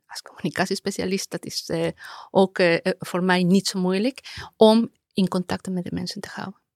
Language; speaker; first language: Dutch; non-native, fluent; Spanish